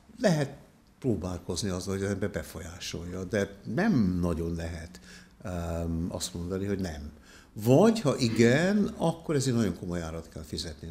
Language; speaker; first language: Hungarian; early bilingual, heritage; Hungarian